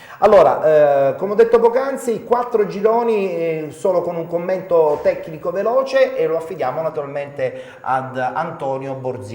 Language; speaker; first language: Italian; native; Italian